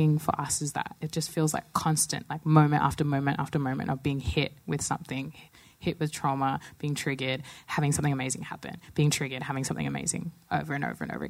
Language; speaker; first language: English; native; English